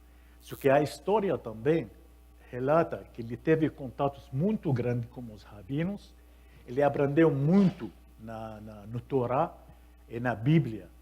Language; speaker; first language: Portuguese; non-native, fluent; Arabic